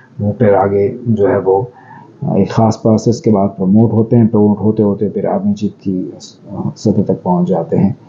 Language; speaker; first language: Urdu; non-native, local second language; Pashto